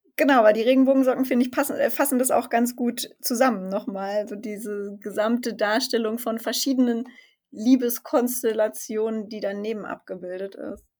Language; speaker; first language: German; native; German